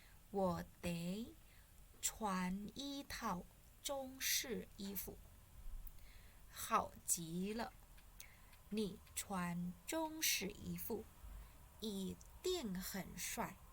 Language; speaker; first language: Chinese; non-native, fluent; Indonesian